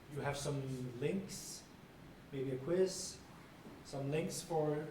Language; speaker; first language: English; non-native, fluent; Danish